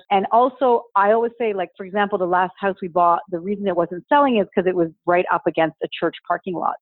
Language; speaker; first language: English; native; English